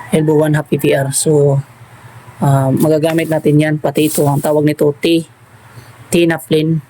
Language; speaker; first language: Filipino; non-native, local second language; Cebuano